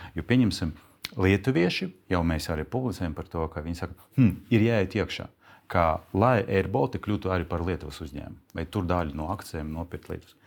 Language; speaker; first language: Latvian; non-native, local second language; Russian